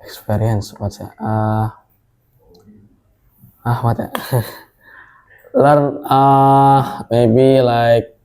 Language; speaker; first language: English; non-native, learner; Indonesian